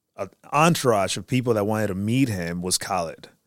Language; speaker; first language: English; early bilingual, other home language; Spanish